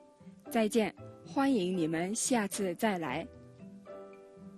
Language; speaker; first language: Chinese; non-native, fluent; Mongolian